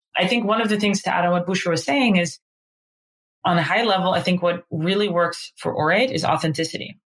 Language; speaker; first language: English; non-native, fluent; Dutch